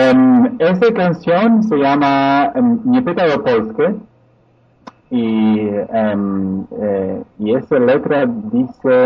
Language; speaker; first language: Spanish; non-native, fluent; Polish